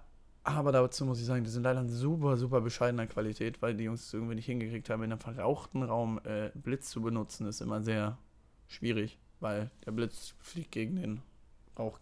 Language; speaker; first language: German; native; German